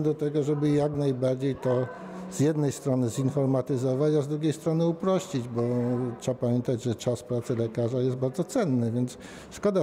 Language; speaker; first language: Polish; native; Polish